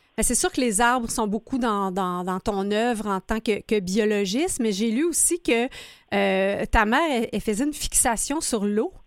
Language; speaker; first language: French; native; French